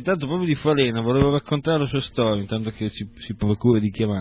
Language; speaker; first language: Italian; native; Italian